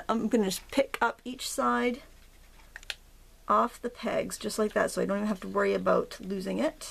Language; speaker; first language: English; native; English